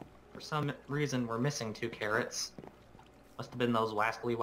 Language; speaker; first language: English; native; English